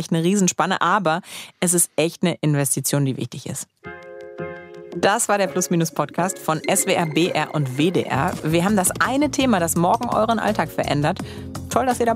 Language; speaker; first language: German; native; German